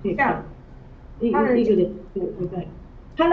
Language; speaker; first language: English; non-native, learner; Chinese